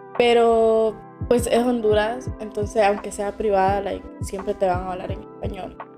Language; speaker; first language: Spanish; native; Spanish